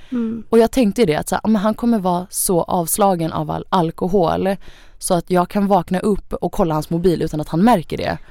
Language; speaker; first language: Swedish; early bilingual, other home language; Thai